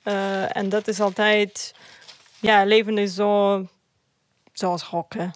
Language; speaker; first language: Dutch; non-native, fluent; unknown